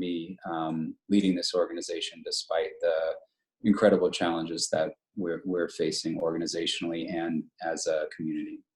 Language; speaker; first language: English; native; English